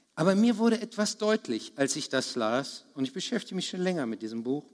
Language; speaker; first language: German; native; German